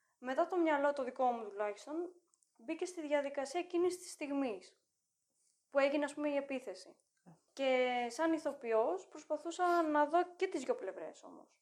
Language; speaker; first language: Greek; native; Greek